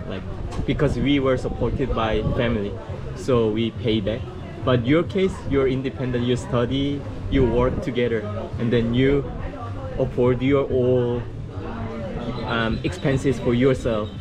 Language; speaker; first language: English; non-native, fluent; Korean